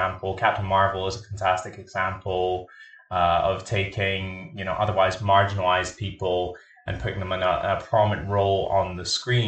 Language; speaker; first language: English; native; English